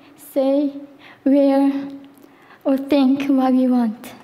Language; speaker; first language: English; non-native, fluent; Korean